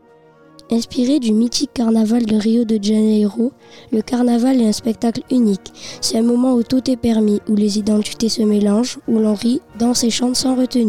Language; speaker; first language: French; early bilingual, other home language; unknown